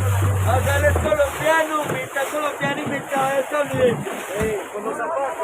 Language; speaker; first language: Spanish; native; Spanish